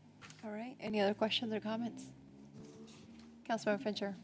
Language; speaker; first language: English; native; English